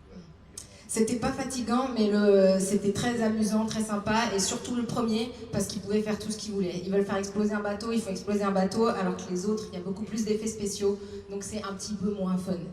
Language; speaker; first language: French; native; French